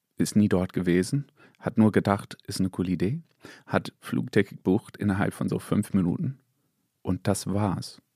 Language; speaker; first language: German; non-native, fluent; English